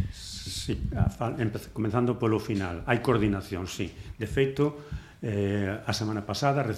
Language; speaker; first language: Galician; native; Galician